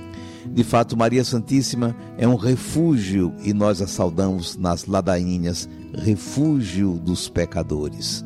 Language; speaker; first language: Portuguese; native; Portuguese